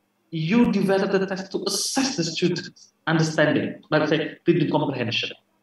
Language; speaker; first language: English; non-native, fluent; Indonesian